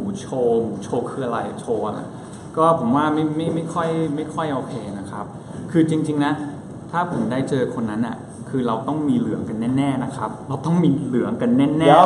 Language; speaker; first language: Thai; early bilingual, other home language; Spanish